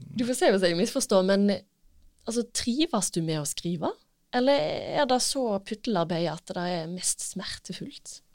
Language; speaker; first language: Norwegian; native; Norwegian